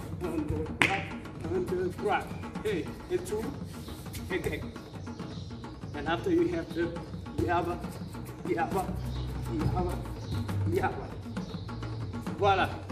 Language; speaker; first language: English; non-native, fluent; Wolof